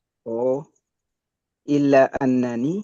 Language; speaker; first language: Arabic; non-native, learner; Indonesian